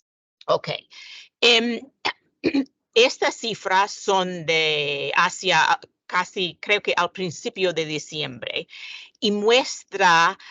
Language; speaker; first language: Spanish; non-native, fluent; English